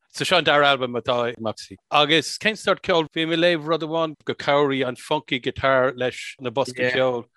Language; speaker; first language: Irish; non-native, local second language; English